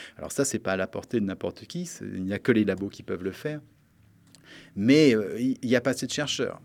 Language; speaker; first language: French; native; French